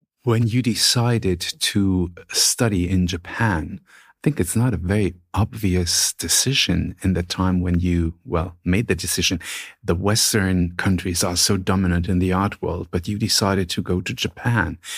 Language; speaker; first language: English; non-native, fluent; German